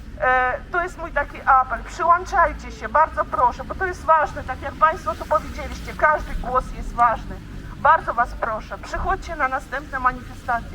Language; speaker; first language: Polish; early bilingual, heritage; Polish